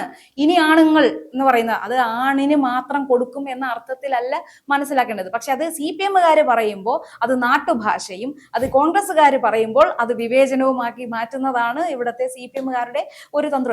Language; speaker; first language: Malayalam; native; Malayalam